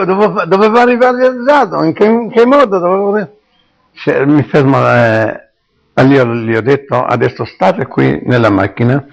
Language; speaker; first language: Italian; non-native, local second language; Arabic